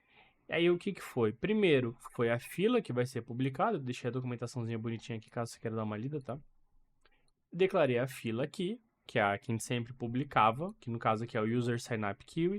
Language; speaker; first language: Portuguese; native; Portuguese